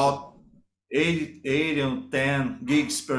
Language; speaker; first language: English; non-native, learner; Portuguese